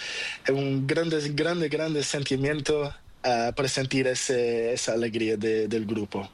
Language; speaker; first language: Spanish; non-native, learner; Portuguese